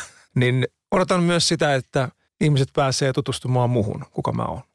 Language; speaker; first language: Finnish; native; Finnish